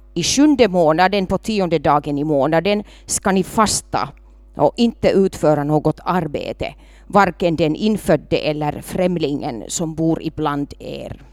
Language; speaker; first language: Swedish; non-native, local second language; Finnish